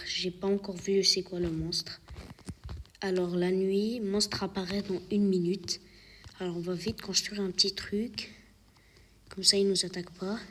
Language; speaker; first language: French; native; French